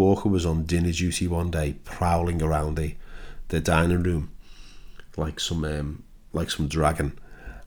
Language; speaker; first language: English; native; English